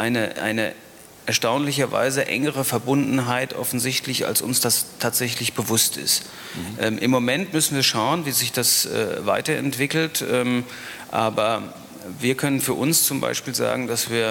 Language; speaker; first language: German; native; German